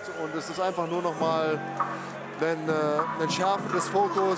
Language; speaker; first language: German; native; German